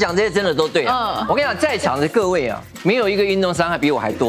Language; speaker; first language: Chinese; native; Chinese